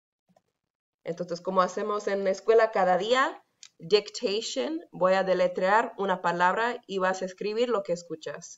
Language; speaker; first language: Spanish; non-native, fluent; English